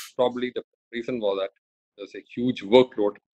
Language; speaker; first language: English; non-native, local second language; Malayalam